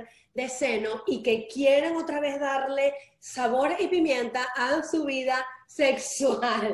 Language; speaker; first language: Spanish; early bilingual, heritage; Spanish